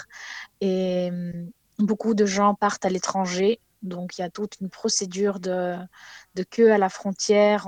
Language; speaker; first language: French; non-native, fluent; Ukrainian